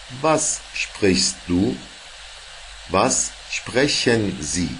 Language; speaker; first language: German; non-native, fluent; Turkish